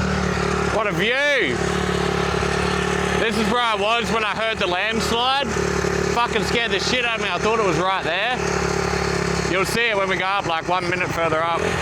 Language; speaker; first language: English; native; English